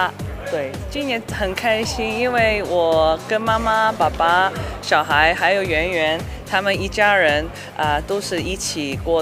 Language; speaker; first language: Chinese; non-native, local second language; Cantonese